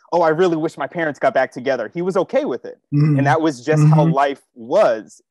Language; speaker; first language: English; native; English